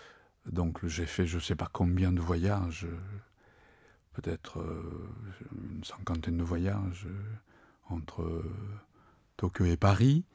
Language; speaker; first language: French; non-native, fluent; Japanese